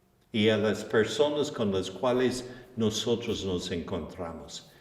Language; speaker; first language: Spanish; non-native, fluent; English